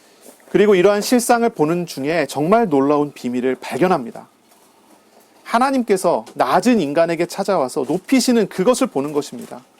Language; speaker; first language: Korean; native; Korean